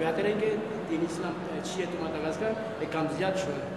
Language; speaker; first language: Persian; non-native, learner; Malagasy